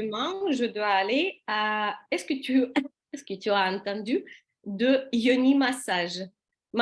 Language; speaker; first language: French; non-native, learner; Russian